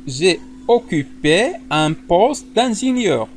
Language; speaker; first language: French; non-native, local second language; Arabic